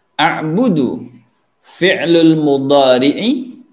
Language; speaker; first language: Arabic; non-native, fluent; Indonesian